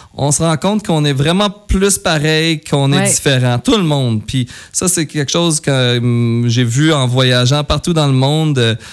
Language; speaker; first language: French; native; French